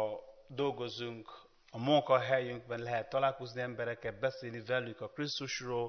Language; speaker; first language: Hungarian; non-native, learner; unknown